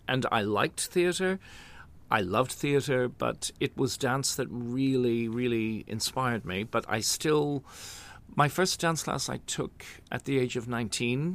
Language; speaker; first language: English; native; English